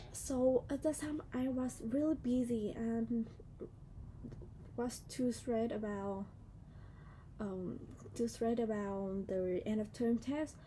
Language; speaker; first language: English; non-native, learner; Vietnamese